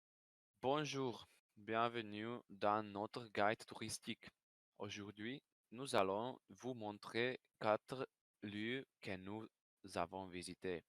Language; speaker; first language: French; non-native, learner; Slovak